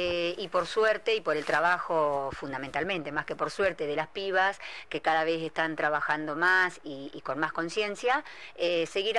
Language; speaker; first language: Spanish; native; Spanish